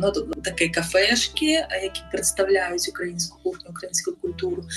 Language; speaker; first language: Ukrainian; native; Ukrainian